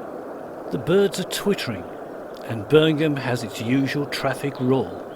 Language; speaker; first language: English; native; English